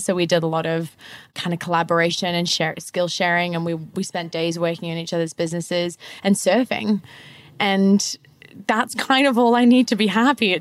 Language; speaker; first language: English; native; English